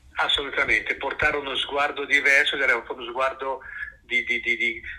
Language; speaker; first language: Italian; native; Italian